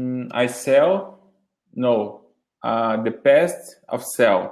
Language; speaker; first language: English; non-native, learner; Portuguese